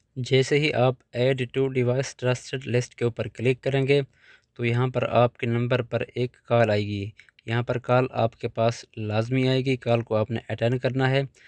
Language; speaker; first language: Urdu; non-native, local second language; Punjabi